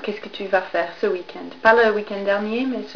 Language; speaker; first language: French; non-native, fluent; English